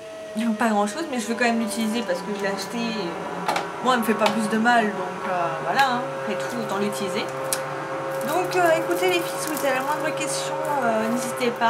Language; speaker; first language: French; native; French